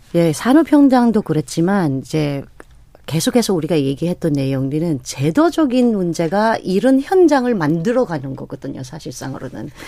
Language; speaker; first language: Korean; non-native, fluent; Filipino